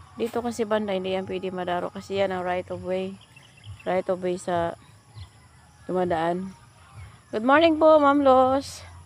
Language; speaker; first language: Filipino; non-native, local second language; Cebuano